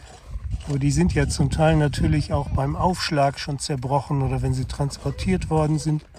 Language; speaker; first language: German; native; German